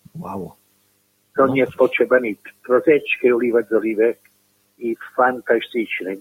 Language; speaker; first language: Polish; non-native, learner; Italian